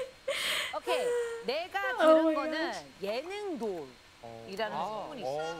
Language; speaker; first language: Korean; native; Korean